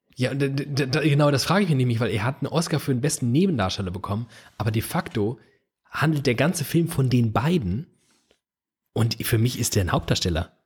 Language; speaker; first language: German; native; German